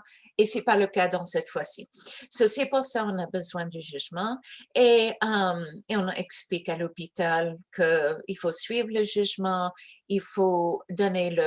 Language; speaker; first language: French; early bilingual, heritage; English